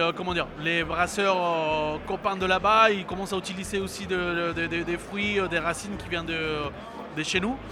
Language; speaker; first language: French; non-native, fluent; Spanish